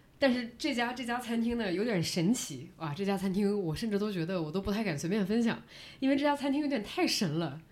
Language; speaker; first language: Chinese; native; Chinese